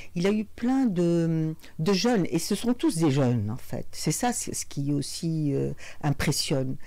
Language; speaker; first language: French; non-native, local second language; Arabic